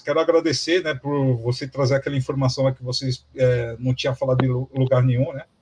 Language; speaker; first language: Portuguese; native; Portuguese